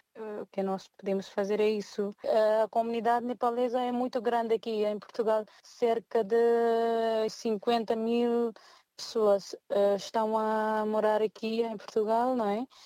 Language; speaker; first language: Portuguese; non-native, fluent; Nepali